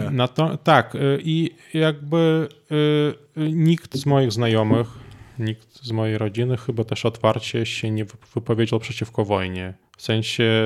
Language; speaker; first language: Polish; non-native, fluent; Russian